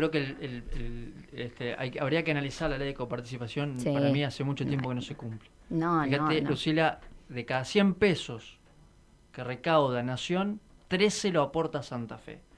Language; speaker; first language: Spanish; native; Spanish